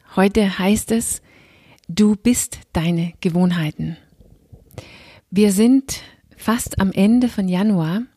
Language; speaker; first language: German; non-native, fluent; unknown